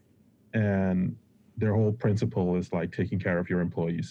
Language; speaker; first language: English; non-native, fluent; Papiamento